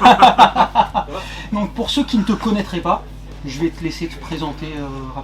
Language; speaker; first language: French; native; French